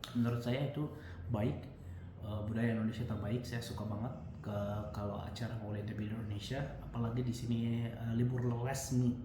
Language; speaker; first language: Indonesian; non-native, fluent; Arabic